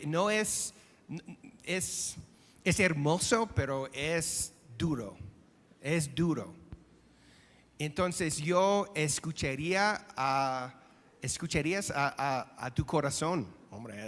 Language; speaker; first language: Spanish; non-native, fluent; English